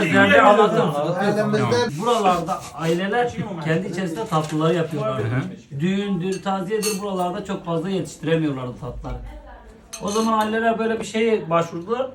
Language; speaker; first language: Turkish; native; Turkish